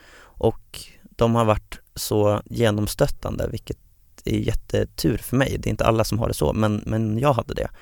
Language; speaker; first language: Swedish; native; Swedish